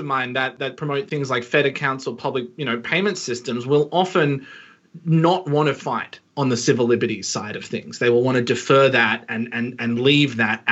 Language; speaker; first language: English; native; English